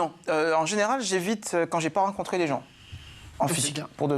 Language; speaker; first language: French; native; French